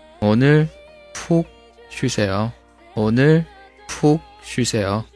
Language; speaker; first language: Korean; non-native, fluent; Chinese